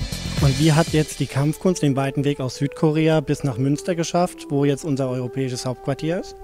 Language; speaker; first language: German; native; German